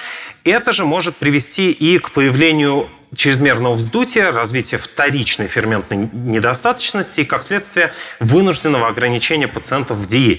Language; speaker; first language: Russian; native; Russian